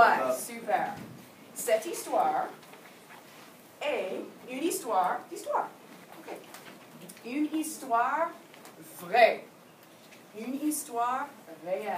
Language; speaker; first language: French; non-native, fluent; English